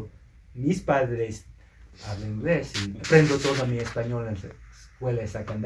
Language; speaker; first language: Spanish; non-native, local second language; English